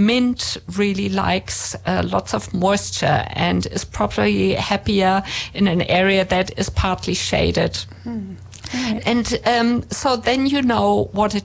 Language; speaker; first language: English; non-native, fluent; German